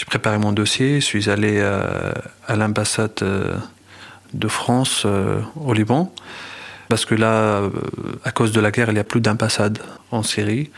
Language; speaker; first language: French; non-native, fluent; Arabic